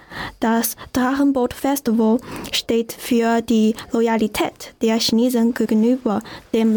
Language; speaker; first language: German; non-native, learner; Chinese